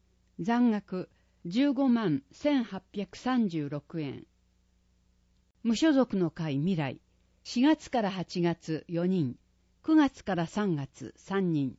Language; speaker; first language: Japanese; native; Japanese